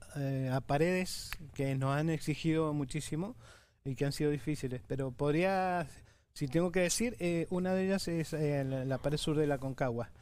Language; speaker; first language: Spanish; native; Spanish